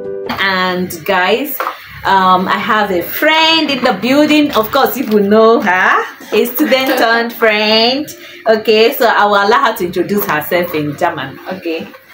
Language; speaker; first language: English; non-native, local second language; Igbo